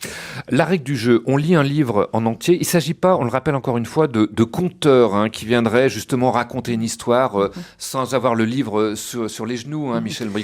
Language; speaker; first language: French; native; French